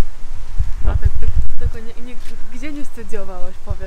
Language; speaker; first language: Polish; non-native, learner; Uzbek